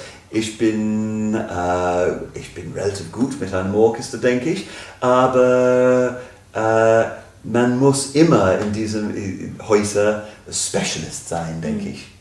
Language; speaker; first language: German; non-native, fluent; English